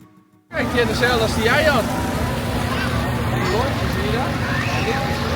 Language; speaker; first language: Dutch; native; Dutch